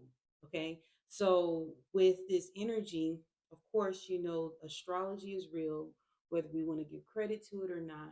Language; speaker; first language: English; native; English